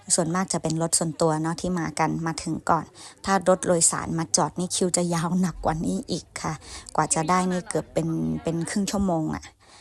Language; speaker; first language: Thai; non-native, local second language; Khün